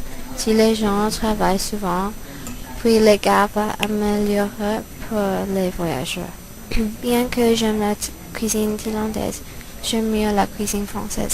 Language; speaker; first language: French; non-native, learner; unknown